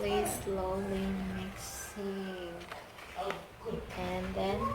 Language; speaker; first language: English; non-native, local second language; Cebuano